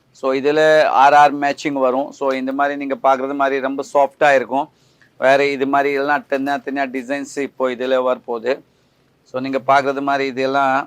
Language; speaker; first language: Tamil; non-native, learner; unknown